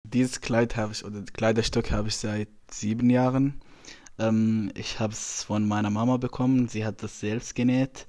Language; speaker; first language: German; non-native, fluent; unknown